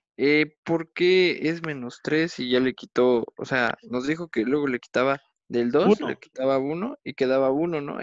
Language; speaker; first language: Spanish; native; Spanish